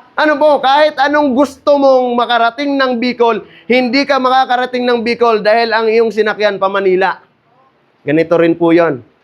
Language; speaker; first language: Filipino; non-native, local second language; Cebuano